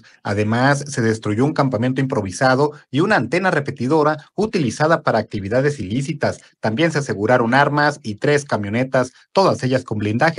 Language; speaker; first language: Spanish; native; Spanish